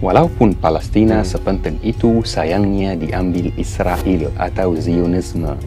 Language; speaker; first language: Indonesian; non-native, fluent; Arabic